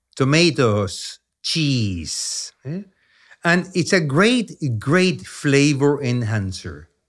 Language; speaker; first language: English; non-native, fluent; Spanish